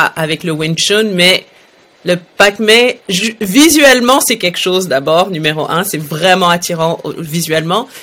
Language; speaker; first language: French; early bilingual, other home language; Arabic